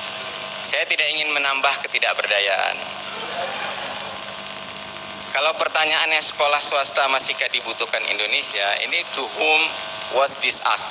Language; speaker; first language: Indonesian; native; Indonesian